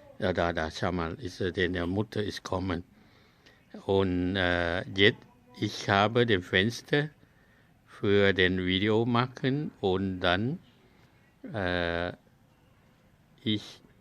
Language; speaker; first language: German; non-native, learner; Thai